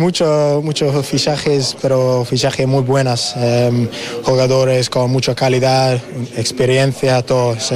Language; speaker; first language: Spanish; non-native, learner; English